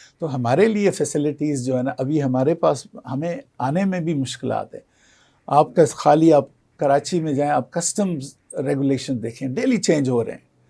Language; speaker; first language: Urdu; non-native, local second language; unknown